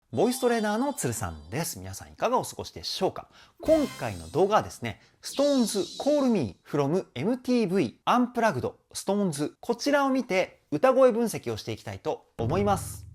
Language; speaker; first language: Japanese; native; Japanese